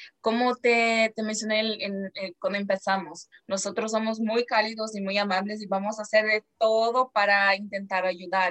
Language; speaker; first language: Spanish; non-native, fluent; Portuguese